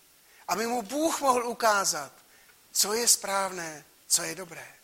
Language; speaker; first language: Czech; native; Czech